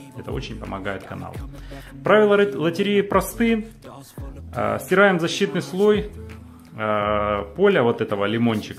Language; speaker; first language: Russian; native; Russian